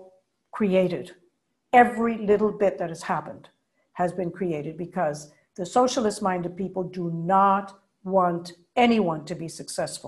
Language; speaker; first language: English; non-native, fluent; Spanish